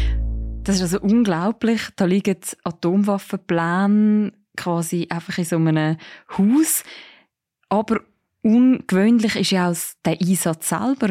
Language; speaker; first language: German; native; German